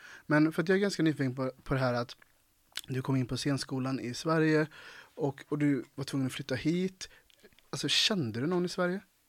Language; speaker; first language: Swedish; native; Swedish